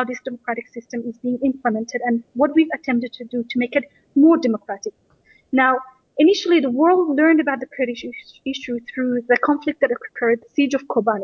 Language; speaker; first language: English; native; English